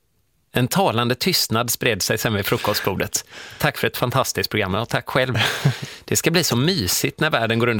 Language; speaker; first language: Swedish; native; Swedish